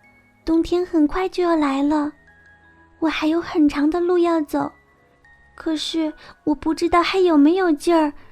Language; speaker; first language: Chinese; native; Chinese